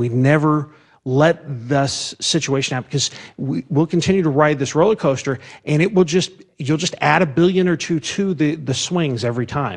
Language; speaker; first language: English; native; English